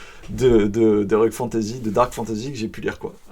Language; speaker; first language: French; native; French